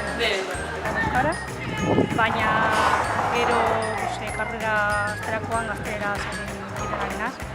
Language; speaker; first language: Basque; non-native, local second language; Spanish